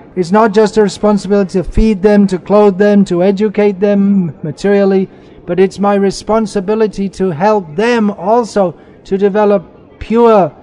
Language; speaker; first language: English; native; English